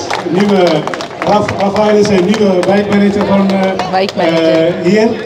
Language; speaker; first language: Dutch; non-native, learner; Tamil